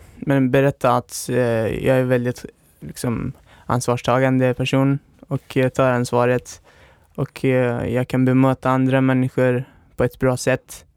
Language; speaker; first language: Swedish; non-native, fluent; Urdu